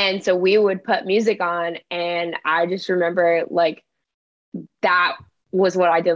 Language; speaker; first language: English; native; English